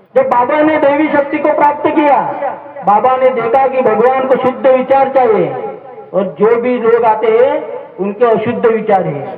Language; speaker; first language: Hindi; non-native, local second language; Marathi